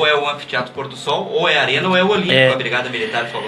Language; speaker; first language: Portuguese; native; Portuguese